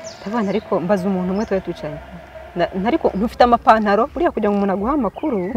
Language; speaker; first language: Kinyarwanda; early bilingual, other home language; Rundi